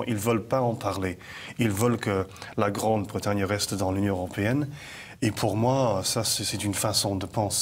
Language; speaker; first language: French; non-native, fluent; English